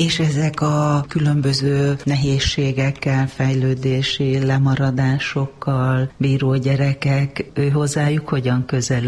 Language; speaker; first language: Hungarian; native; Hungarian